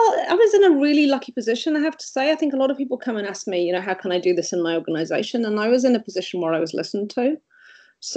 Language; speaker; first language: English; native; English